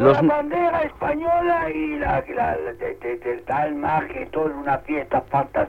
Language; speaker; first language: Spanish; non-native, local second language; Catalan